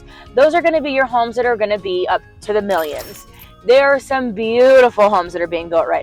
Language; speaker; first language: English; native; English